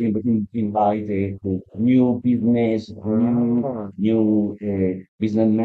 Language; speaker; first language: English; non-native, learner; Spanish